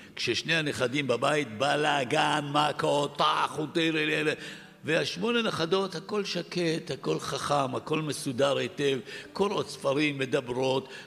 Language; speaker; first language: Hebrew; early bilingual, other home language; Arabic